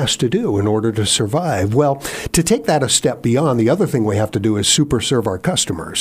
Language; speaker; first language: English; native; English